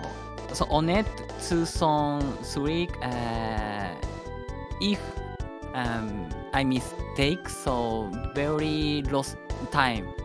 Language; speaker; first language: English; non-native, learner; Japanese